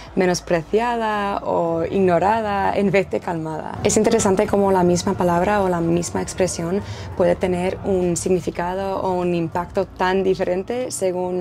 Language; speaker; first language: Spanish; non-native, fluent; English